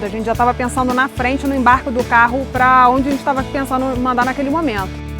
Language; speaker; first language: Portuguese; native; Portuguese